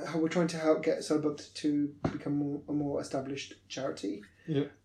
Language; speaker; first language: English; native; English